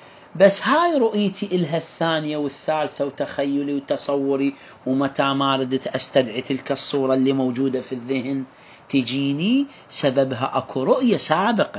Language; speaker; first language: Arabic; native; Arabic